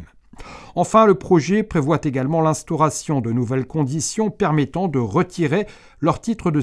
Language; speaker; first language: French; native; French